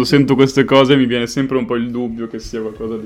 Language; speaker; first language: Italian; native; Italian